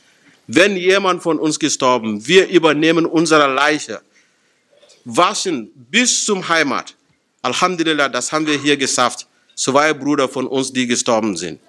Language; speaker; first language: German; non-native, fluent; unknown